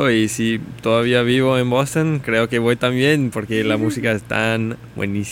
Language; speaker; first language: Spanish; non-native, learner; English